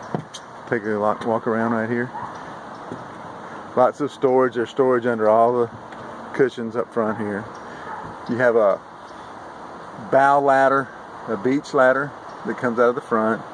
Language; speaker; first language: English; native; English